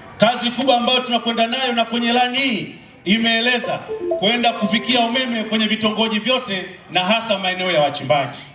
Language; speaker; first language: Swahili; native; Swahili